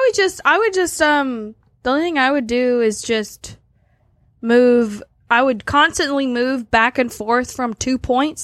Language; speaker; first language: English; native; English